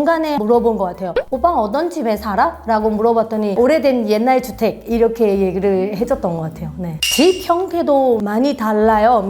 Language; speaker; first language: Korean; non-native, fluent; Burmese